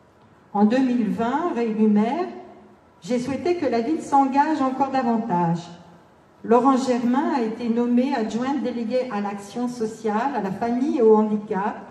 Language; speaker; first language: French; native; French